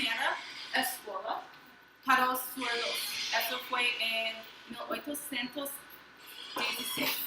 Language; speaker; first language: Portuguese; non-native, fluent; English